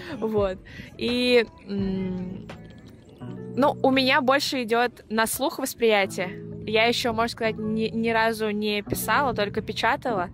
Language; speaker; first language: Russian; native; Russian